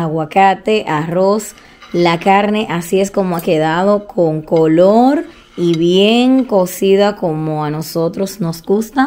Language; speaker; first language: Spanish; native; Spanish